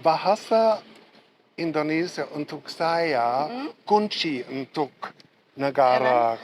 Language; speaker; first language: Indonesian; non-native, learner; English